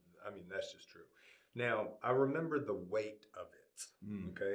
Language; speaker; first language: English; native; English